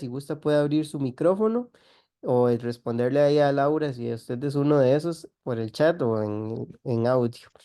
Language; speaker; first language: Spanish; native; Spanish